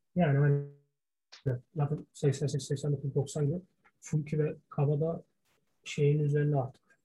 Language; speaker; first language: Turkish; early bilingual, heritage; Turkish